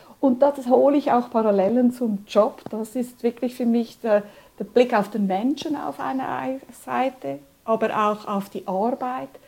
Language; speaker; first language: German; early bilingual, other home language; Spanish